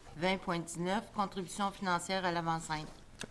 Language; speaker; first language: French; native; French